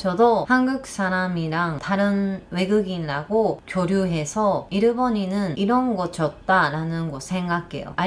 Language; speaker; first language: Korean; non-native, learner; Japanese